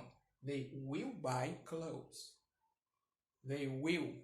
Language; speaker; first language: English; non-native, fluent; Portuguese